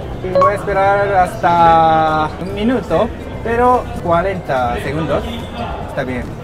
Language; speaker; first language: Spanish; non-native, learner; Japanese